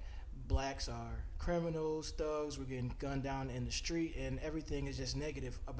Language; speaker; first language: English; native; English